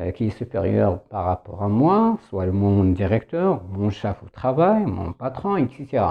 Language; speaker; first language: French; non-native, local second language; Arabic